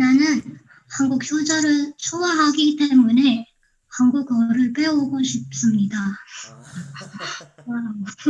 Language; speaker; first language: Korean; non-native, fluent; Filipino